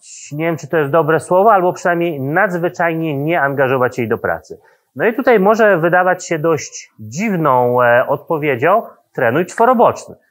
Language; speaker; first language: Polish; native; Polish